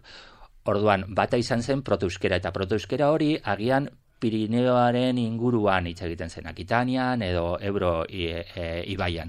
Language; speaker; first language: Basque; non-native, local second language; Spanish